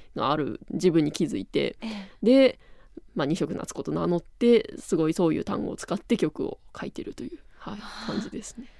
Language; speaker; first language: Japanese; native; Japanese